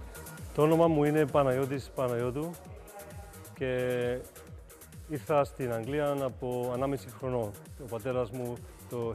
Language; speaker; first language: Greek; early bilingual, heritage; Greek